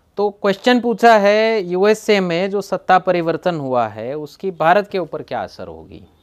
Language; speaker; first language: Hindi; non-native, local second language; Gujarati